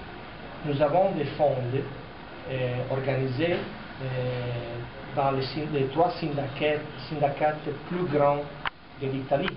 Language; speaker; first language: French; non-native, fluent; Italian